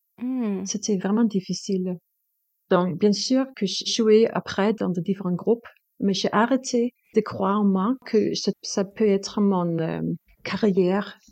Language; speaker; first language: French; non-native, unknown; Danish